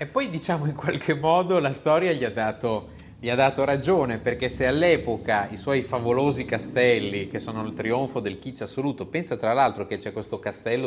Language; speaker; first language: Italian; native; Italian